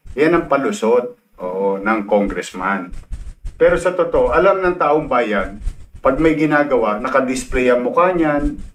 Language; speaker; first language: Filipino; native; Filipino